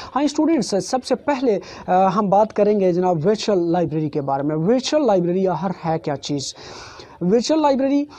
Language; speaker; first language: Urdu; native; Urdu